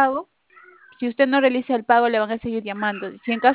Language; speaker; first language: Spanish; native; Spanish